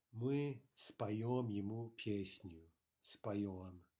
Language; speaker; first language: Russian; non-native, fluent; English